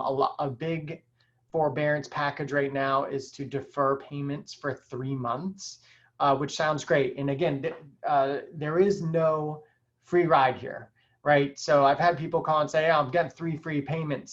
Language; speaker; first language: English; native; English